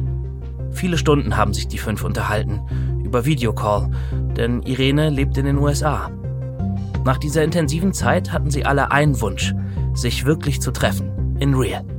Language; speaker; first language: German; native; German